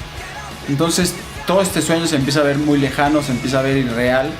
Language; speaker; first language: Spanish; native; Spanish